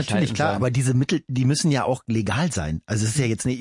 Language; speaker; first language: German; native; German